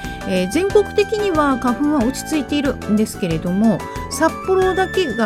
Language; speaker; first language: Japanese; native; Japanese